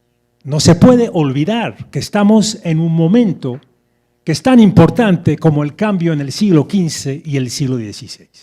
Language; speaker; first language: Spanish; non-native, fluent; French